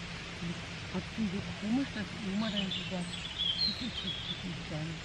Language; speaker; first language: German; native; German